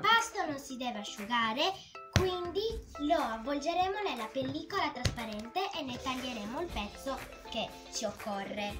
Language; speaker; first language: Italian; native; Italian